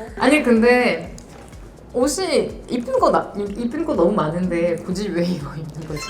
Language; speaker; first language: Korean; non-native, fluent; French